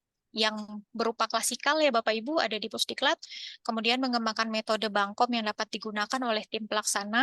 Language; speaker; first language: Indonesian; native; Indonesian